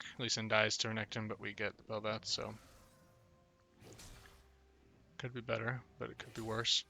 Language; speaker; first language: English; native; English